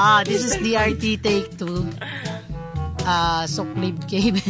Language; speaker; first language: English; non-native, local second language; Filipino